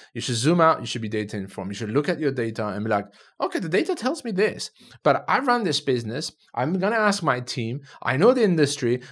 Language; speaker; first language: English; non-native, fluent; Turkish